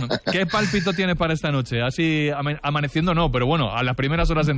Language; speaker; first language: Spanish; native; Spanish